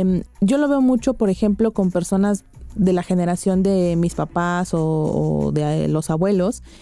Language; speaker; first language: Spanish; native; Spanish